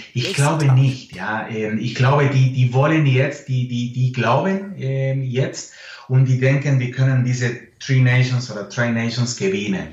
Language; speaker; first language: German; non-native, fluent; Spanish